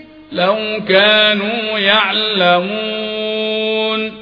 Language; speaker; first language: Arabic; native; Arabic